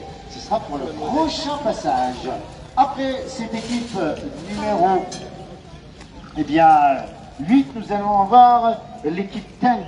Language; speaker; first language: French; native; French